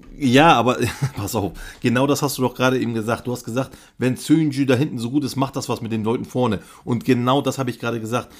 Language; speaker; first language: German; early bilingual, other home language; Turkish